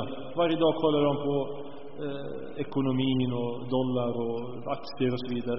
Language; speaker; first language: Swedish; early bilingual, other home language; Arabic